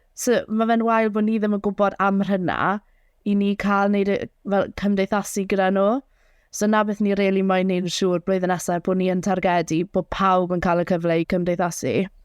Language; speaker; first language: Welsh; native; Welsh